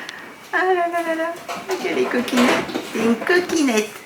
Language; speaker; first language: French; native; French